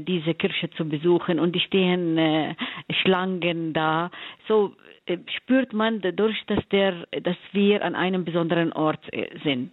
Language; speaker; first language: German; non-native, fluent; Arabic